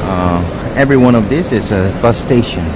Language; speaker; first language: English; non-native, learner; Vietnamese